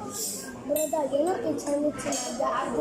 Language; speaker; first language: Italian; early bilingual, other home language; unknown